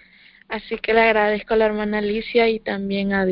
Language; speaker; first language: Spanish; native; Spanish